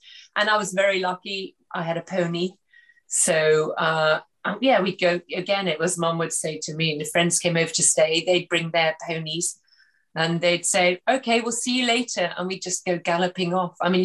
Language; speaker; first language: English; native; English